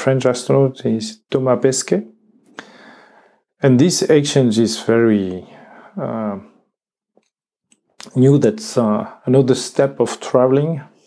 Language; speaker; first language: English; non-native, learner; French